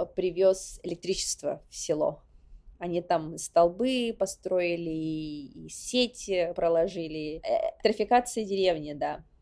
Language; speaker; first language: Russian; non-native, local second language; Yakut